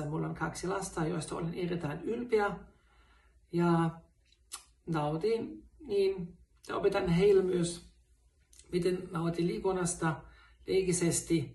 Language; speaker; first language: Finnish; non-native, fluent; German